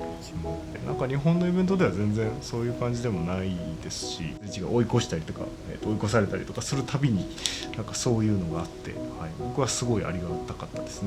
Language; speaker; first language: Japanese; native; Japanese